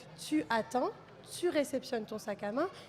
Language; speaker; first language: French; native; French